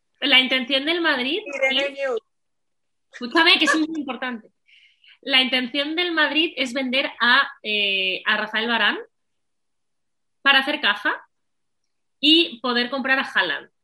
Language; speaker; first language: Spanish; native; Spanish